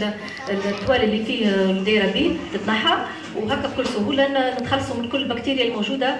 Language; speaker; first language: Arabic; native; Arabic